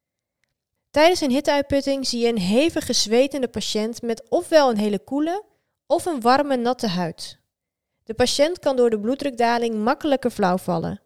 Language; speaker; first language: Dutch; native; Dutch